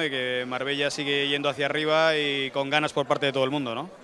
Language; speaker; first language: Spanish; native; Spanish